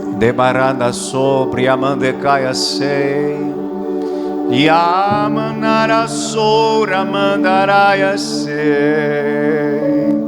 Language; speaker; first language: Portuguese; native; Portuguese